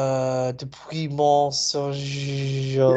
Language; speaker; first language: French; non-native, learner; English